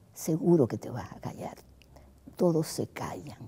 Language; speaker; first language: Spanish; native; Spanish